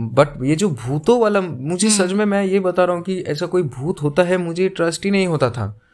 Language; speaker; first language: Hindi; non-native, local second language; Bangla